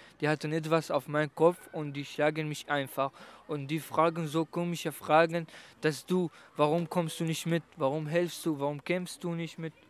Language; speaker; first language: German; non-native, learner; Kurdish